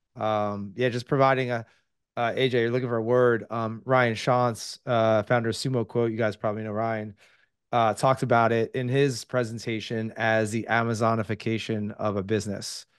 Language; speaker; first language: English; native; English